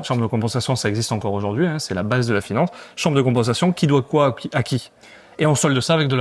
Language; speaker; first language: French; native; French